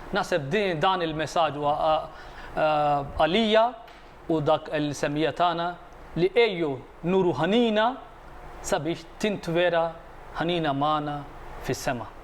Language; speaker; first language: Maltese; non-native, fluent; Arabic